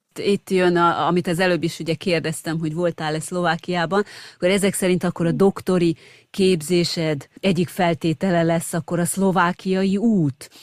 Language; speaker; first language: Hungarian; native; Hungarian